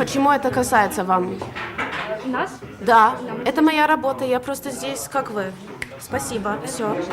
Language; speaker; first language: Russian; non-native, fluent; English